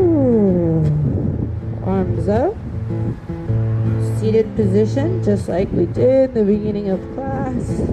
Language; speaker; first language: English; native; English